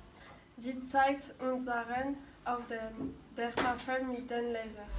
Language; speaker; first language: German; non-native, learner; French